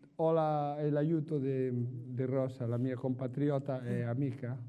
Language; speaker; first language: Italian; non-native, learner; Spanish